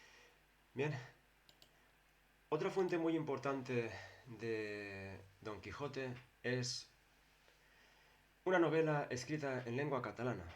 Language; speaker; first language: Spanish; native; Spanish